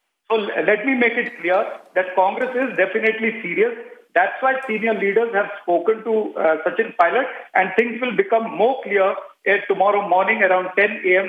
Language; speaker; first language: English; non-native, local second language; Hindi